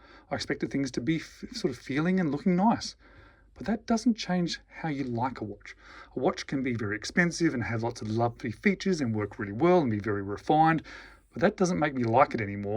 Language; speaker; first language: English; native; English